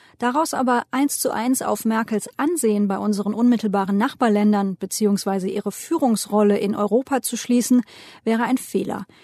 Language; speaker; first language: German; early bilingual, other home language; Turkish